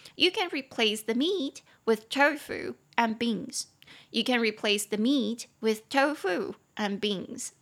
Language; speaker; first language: English; non-native, fluent; Chinese